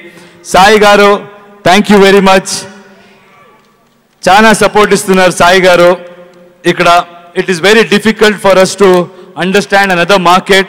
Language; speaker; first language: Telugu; non-native, learner; Kannada